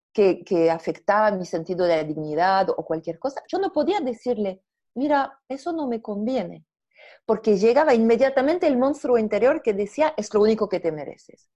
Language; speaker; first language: Spanish; non-native, fluent; French